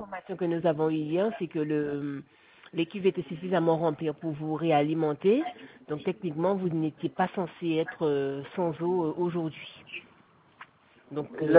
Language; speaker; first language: French; native; French